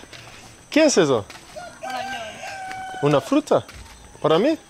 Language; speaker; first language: Spanish; non-native, learner; English